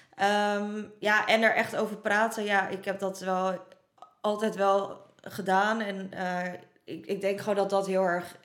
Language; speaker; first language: Dutch; native; Dutch